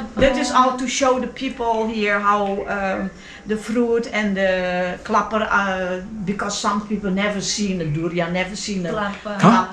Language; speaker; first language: English; non-native, learner; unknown